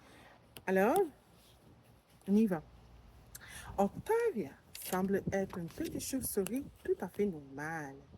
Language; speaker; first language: French; non-native, learner; English